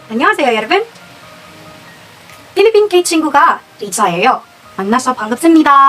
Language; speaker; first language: Korean; non-native, learner; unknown